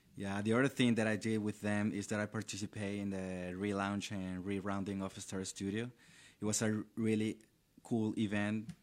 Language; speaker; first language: English; non-native, learner; Spanish